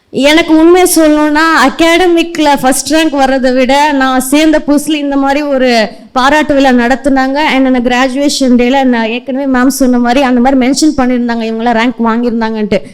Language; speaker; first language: Tamil; early bilingual, heritage; Tamil